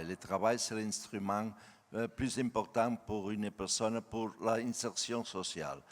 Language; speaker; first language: French; non-native, learner; Spanish